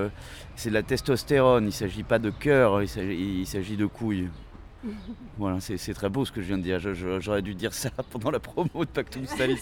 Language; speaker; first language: French; native; French